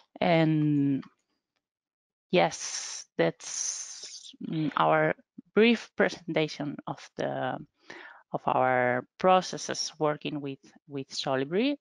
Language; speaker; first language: English; non-native, fluent; Spanish